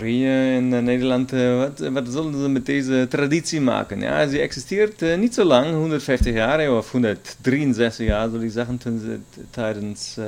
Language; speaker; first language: Dutch; non-native, learner; German